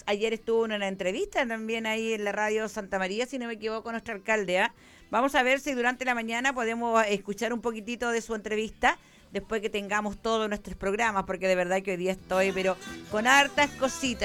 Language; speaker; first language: Spanish; native; Spanish